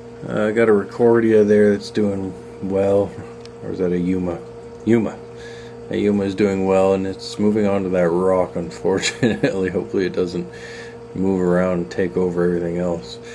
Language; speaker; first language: English; native; English